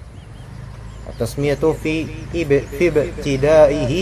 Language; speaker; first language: Arabic; non-native, fluent; Indonesian